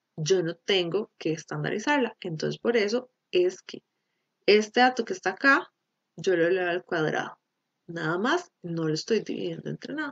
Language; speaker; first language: Spanish; native; Spanish